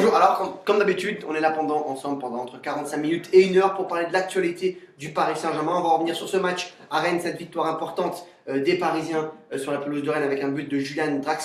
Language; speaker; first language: French; native; French